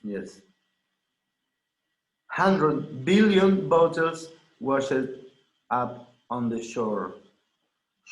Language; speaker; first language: English; non-native, learner; Spanish